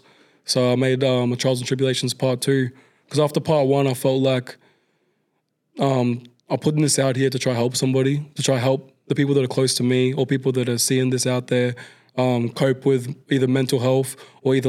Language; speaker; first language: English; native; English